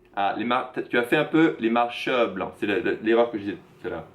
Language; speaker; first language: French; native; French